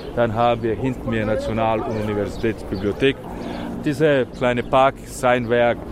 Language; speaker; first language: German; non-native, fluent; Slovenian